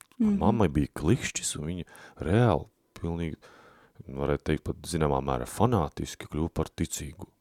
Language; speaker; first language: Latvian; native; Latvian